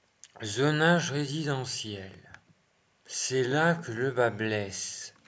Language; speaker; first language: French; native; French